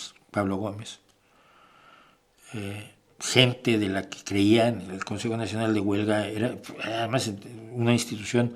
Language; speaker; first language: Spanish; native; Spanish